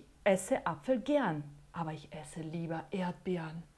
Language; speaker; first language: German; non-native, fluent; Portuguese